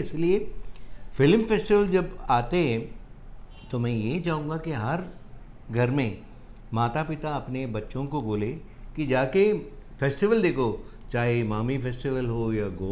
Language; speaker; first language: Hindi; non-native, local second language; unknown